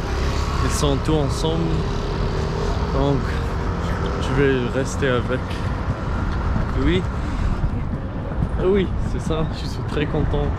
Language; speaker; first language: French; non-native, learner; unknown